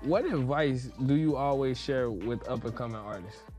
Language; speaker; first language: English; native; English